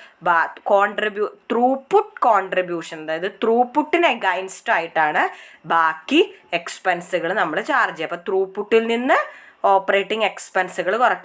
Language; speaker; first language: Malayalam; native; Malayalam